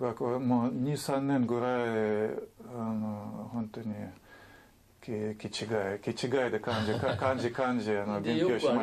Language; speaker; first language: Japanese; non-native, learner; Russian